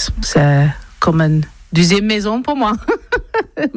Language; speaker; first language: French; non-native, learner; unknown